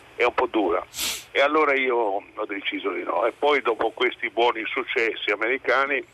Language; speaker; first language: Italian; native; Italian